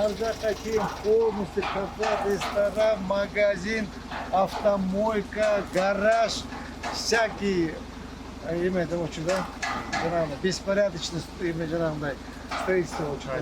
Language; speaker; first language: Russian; non-native, local second language; Kyrgyz